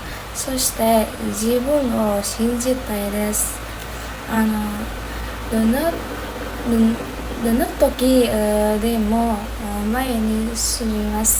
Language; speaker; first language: Japanese; non-native, learner; Indonesian